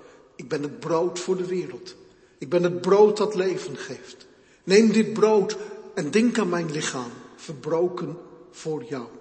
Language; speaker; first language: Dutch; native; Dutch